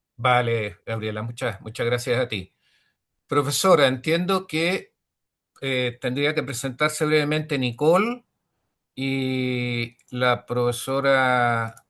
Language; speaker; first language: Spanish; native; Spanish